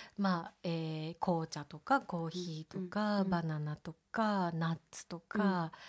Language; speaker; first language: Japanese; native; Japanese